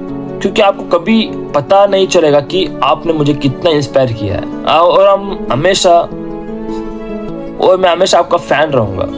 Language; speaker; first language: Hindi; non-native, local second language; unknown